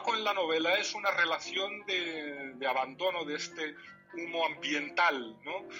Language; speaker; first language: Spanish; non-native, fluent; Riffian